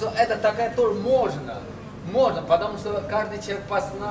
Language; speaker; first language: Russian; non-native, learner; Chinese